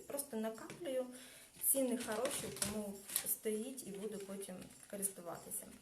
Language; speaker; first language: Ukrainian; non-native, local second language; Russian